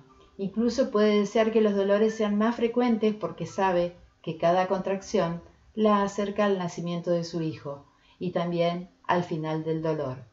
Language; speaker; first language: Spanish; native; Spanish